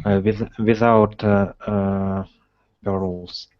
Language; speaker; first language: English; non-native, learner; Russian